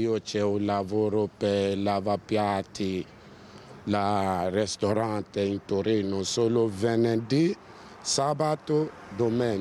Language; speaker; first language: Italian; non-native, learner; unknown